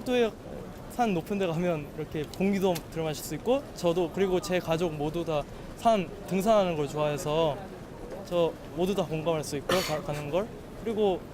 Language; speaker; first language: Korean; early bilingual, heritage; Korean